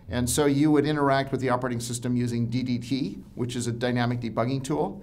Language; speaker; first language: English; native; English